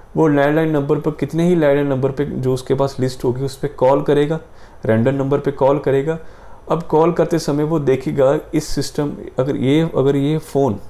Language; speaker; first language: Hindi; non-native, local second language; Punjabi